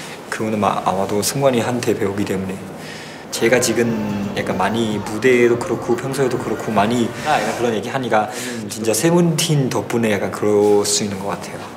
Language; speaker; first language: Korean; non-native, fluent; Chinese